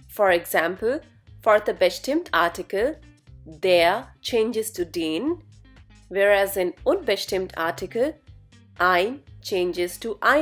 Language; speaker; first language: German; non-native, fluent; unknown